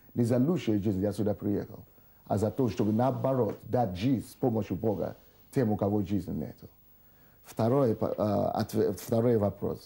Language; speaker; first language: Russian; non-native, fluent; Yoruba